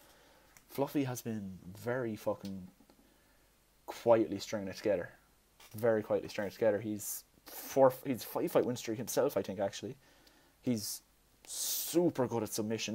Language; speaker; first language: English; native; English